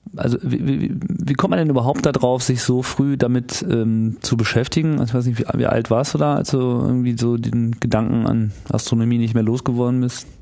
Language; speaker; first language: German; native; German